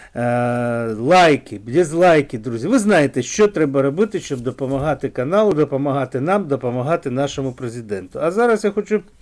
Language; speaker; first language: Ukrainian; non-native, local second language; Russian